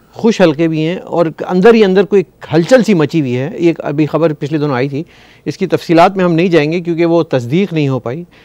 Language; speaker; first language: Urdu; native; Urdu